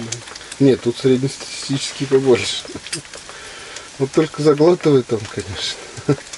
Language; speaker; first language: Russian; native; Russian